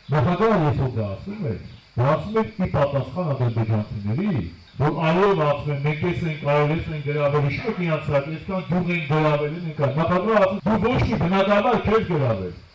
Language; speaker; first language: Armenian; native; Armenian